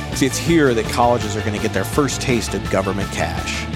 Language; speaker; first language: English; native; English